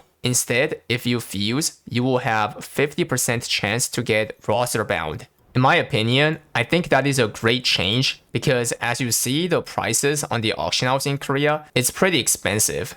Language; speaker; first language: English; non-native, fluent; Korean